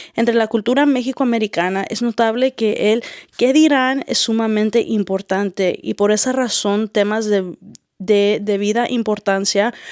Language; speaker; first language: Spanish; early bilingual, heritage; Spanish